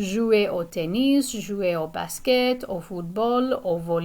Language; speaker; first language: French; non-native, fluent; English